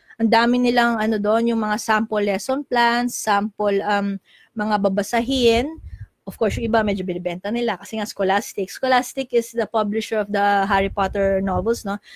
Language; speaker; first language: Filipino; native; Filipino